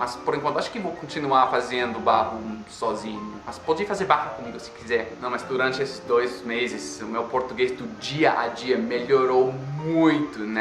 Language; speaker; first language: Portuguese; non-native, fluent; English